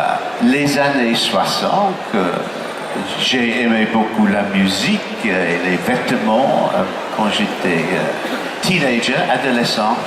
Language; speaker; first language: French; non-native, fluent; English